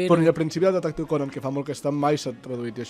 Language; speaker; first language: Catalan; native; Catalan